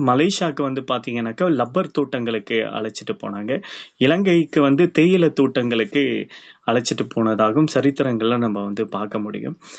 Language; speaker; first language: Tamil; early bilingual, heritage; Tamil